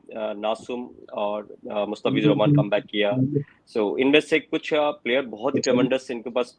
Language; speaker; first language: Hindi; non-native, fluent; Bangla